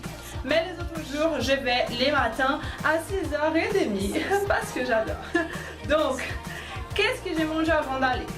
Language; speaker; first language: French; non-native, fluent; Portuguese